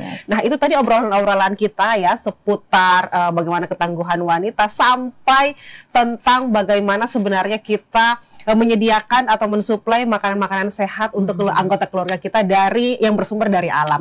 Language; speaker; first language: Indonesian; native; Indonesian